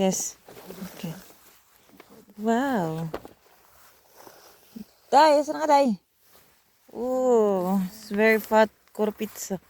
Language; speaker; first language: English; non-native, local second language; Cebuano